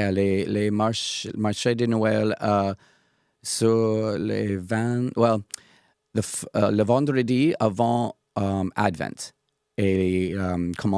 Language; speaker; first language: French; non-native, learner; English